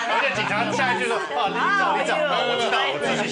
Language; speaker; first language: Chinese; native; Chinese